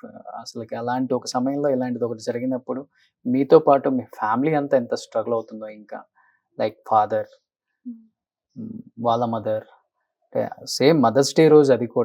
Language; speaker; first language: Telugu; native; Telugu